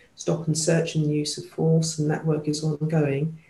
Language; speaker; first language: English; native; English